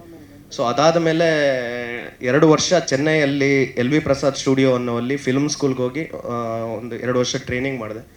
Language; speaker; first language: Kannada; native; Kannada